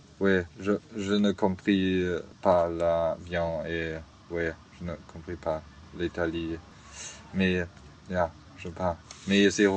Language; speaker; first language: French; non-native, learner; German